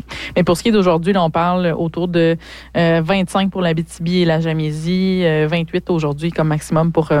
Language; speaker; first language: French; native; French